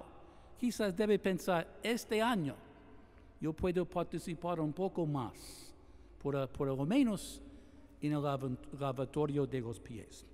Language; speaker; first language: Spanish; non-native, fluent; English